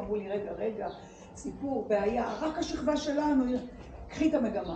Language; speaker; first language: Hebrew; native; Hebrew